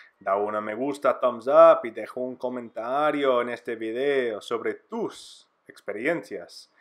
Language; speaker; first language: Spanish; non-native, fluent; English